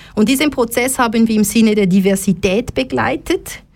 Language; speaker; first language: German; non-native, fluent; Lingala